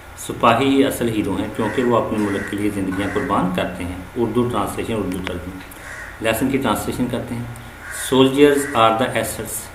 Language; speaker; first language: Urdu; non-native, local second language; Punjabi